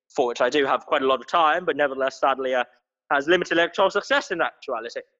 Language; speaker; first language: English; non-native, local second language; Cantonese